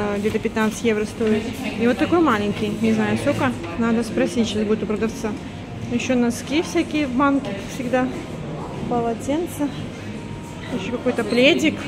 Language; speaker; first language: Russian; native; Russian